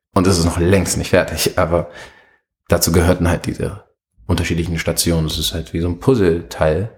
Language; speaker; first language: German; early bilingual, other home language; Arabic